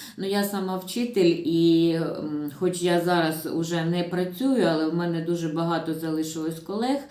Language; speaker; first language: Ukrainian; non-native, local second language; Russian